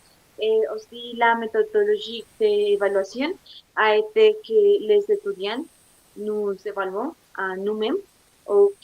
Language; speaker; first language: French; non-native, learner; Spanish